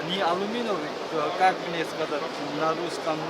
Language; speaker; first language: Russian; non-native, fluent; Georgian